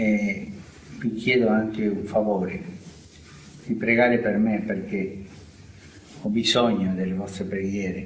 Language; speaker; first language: Italian; non-native, fluent; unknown